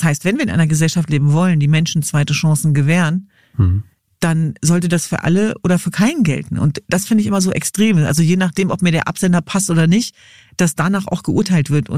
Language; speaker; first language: German; early bilingual, other home language; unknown